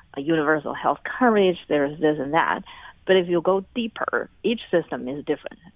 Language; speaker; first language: English; non-native, fluent; Chinese